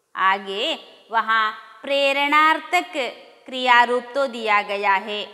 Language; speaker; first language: Hindi; non-native, local second language; Kannada